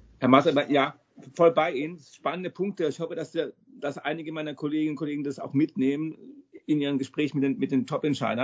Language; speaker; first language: German; native; German